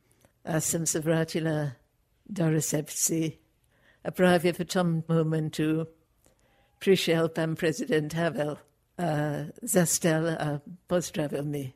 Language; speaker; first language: Czech; non-native, fluent; English